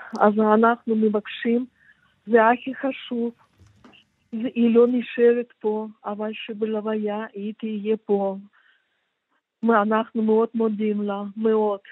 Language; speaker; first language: Hebrew; non-native, fluent; Russian